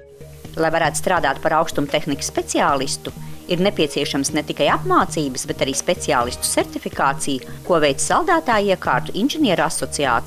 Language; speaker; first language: Latvian; native; Latvian